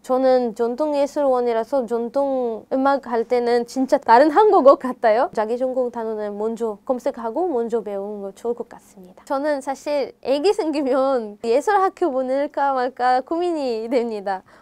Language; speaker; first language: Korean; non-native, fluent; Arabic